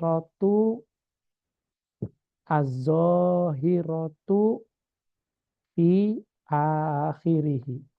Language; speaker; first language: Arabic; non-native, fluent; Indonesian